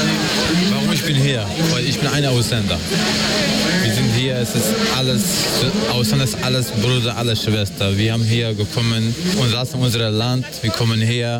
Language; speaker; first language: German; non-native, learner; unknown